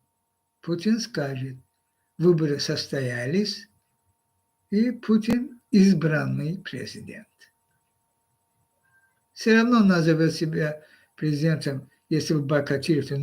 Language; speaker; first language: Russian; non-native, local second language; Azerbaijani